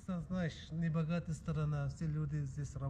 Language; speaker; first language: Russian; non-native, learner; Uzbek